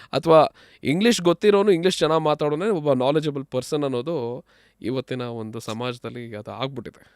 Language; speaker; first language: Kannada; non-native, local second language; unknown